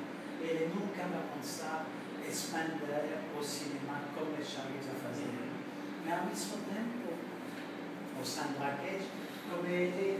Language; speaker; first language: Portuguese; non-native, fluent; French